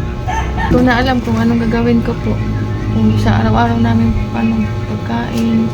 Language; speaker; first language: Filipino; non-native, local second language; Waray